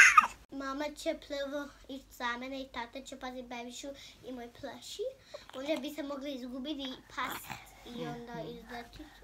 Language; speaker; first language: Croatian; early bilingual, heritage; Croatian